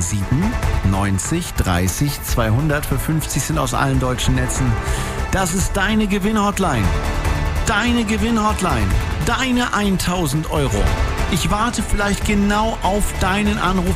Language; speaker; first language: German; native; German